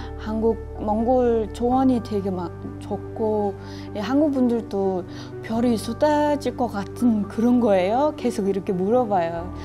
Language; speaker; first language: Korean; non-native, fluent; Mongolian